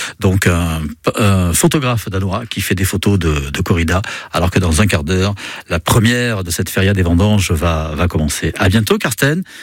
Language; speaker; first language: French; native; French